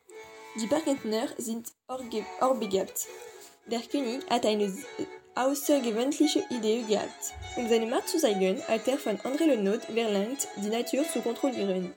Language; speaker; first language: German; non-native, learner; French